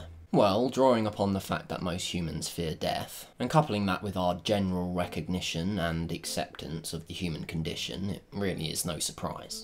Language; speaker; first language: English; native; English